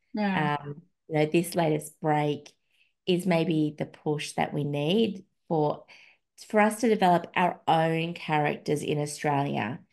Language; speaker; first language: English; native; English